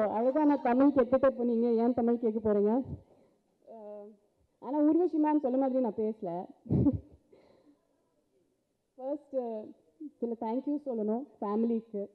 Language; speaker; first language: Tamil; non-native, fluent; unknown